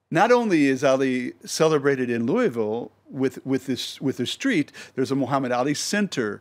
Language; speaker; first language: English; native; English